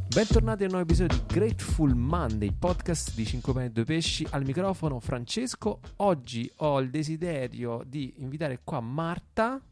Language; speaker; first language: Italian; native; Italian